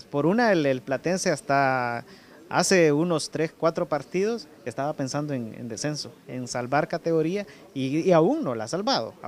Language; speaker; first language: Spanish; native; Spanish